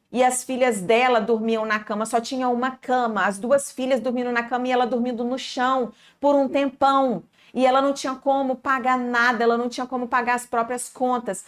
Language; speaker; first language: Portuguese; native; Portuguese